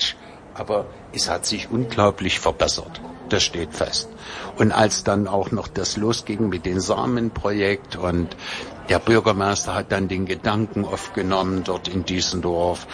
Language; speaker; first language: German; native; German